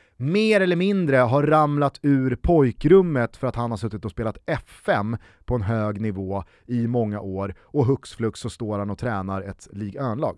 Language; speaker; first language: Swedish; native; Swedish